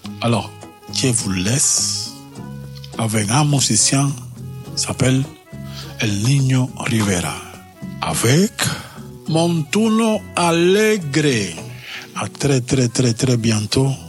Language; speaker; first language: French; non-native, learner; Spanish